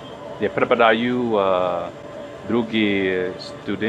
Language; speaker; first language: Russian; non-native, learner; English